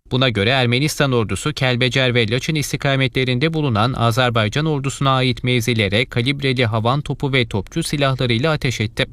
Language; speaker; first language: Turkish; native; Turkish